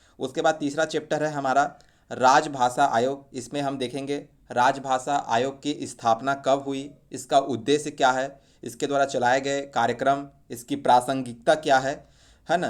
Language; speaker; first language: Hindi; native; Hindi